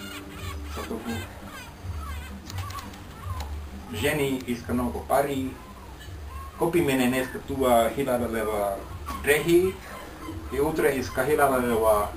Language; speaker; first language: Bulgarian; non-native, learner; Finnish